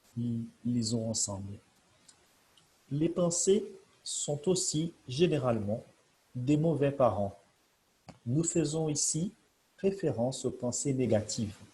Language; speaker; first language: French; non-native, fluent; Portuguese